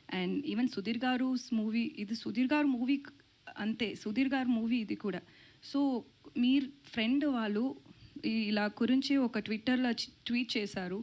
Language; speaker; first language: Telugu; non-native, learner; Tamil